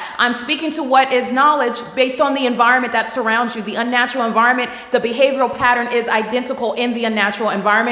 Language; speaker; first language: English; native; English